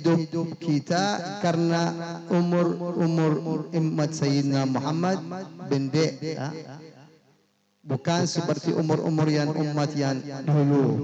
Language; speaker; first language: Indonesian; non-native, fluent; Arabic